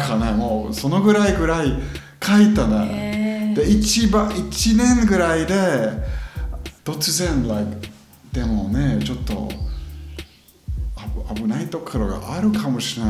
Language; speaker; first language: Japanese; non-native, fluent; German